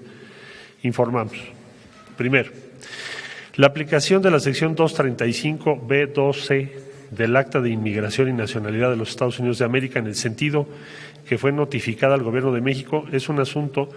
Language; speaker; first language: Spanish; native; Spanish